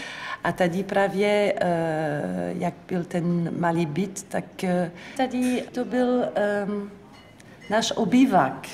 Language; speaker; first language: Czech; non-native, fluent; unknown